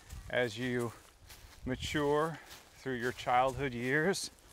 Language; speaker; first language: English; native; English